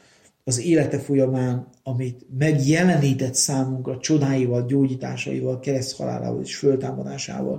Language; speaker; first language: Hungarian; native; Hungarian